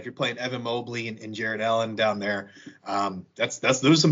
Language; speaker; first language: English; native; English